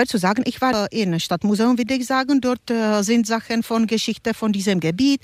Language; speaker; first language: German; non-native, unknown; Czech